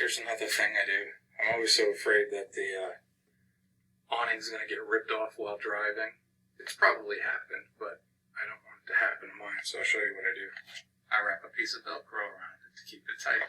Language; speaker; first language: English; native; English